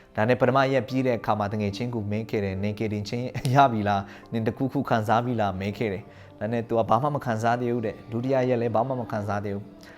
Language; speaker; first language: Burmese; non-native, local second language; Hakha Chin